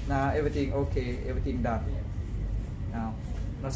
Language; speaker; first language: English; non-native, learner; Thai